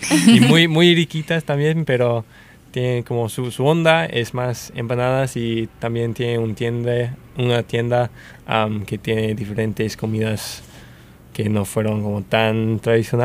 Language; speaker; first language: Spanish; non-native, fluent; English